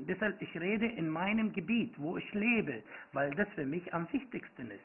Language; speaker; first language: German; non-native, fluent; Arabic